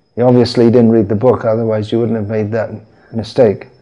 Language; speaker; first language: English; native; English